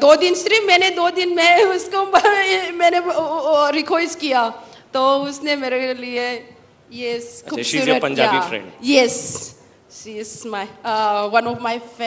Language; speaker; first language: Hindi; non-native, local second language; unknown